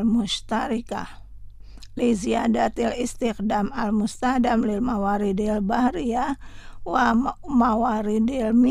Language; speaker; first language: Arabic; non-native, fluent; Indonesian